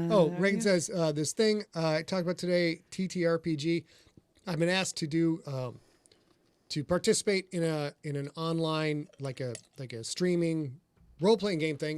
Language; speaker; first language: English; native; English